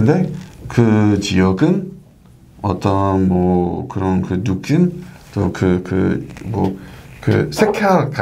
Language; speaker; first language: Korean; non-native, learner; English